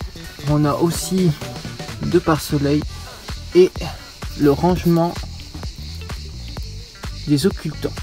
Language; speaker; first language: French; native; French